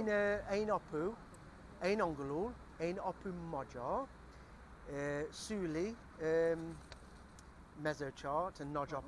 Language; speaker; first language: Hungarian; non-native, learner; English